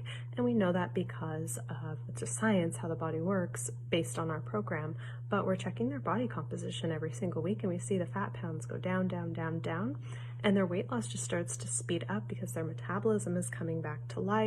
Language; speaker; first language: English; native; English